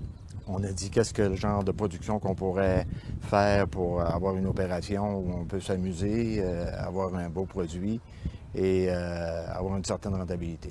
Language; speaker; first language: French; native; French